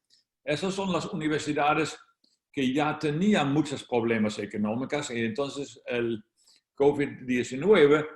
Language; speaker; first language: Spanish; non-native, fluent; Dutch